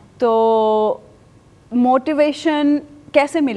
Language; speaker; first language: Hindi; non-native, fluent; Spanish